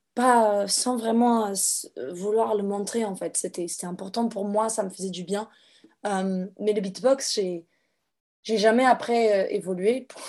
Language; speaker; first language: French; non-native, fluent; Portuguese